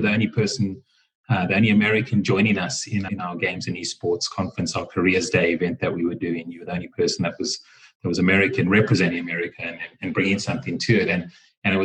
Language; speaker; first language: English; native; English